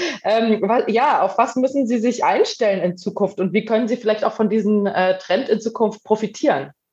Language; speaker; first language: German; native; German